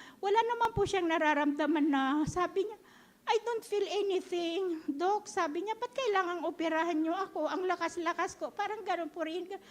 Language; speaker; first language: Filipino; native; Filipino